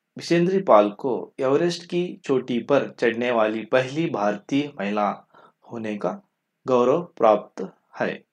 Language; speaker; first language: Hindi; non-native, local second language; Kannada